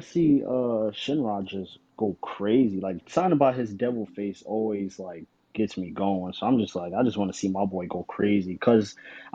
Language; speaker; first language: English; native; English